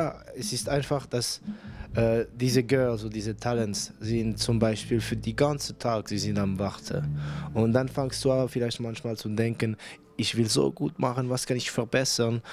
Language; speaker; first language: German; non-native, fluent; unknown